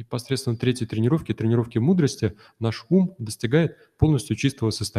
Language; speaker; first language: Russian; native; Russian